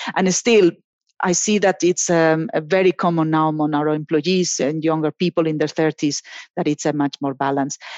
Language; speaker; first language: English; non-native, fluent; Spanish